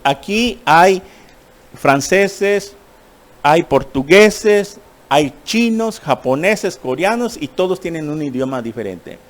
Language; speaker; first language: Spanish; native; Spanish